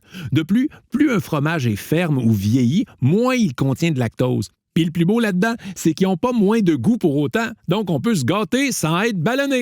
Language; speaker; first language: French; native; French